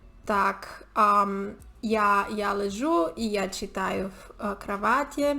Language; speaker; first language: Russian; non-native, learner; Spanish